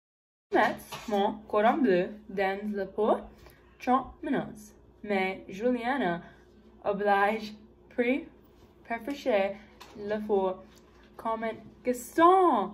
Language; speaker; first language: French; non-native, learner; English